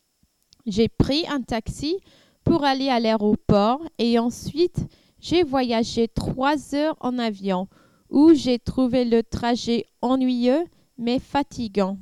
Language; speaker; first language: French; non-native, learner; English